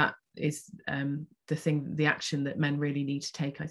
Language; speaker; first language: English; native; English